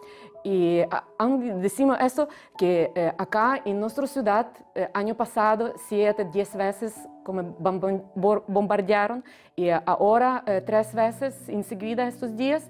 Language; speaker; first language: Spanish; non-native, fluent; Ukrainian